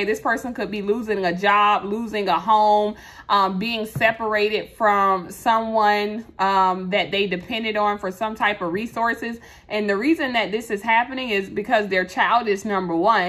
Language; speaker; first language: English; native; English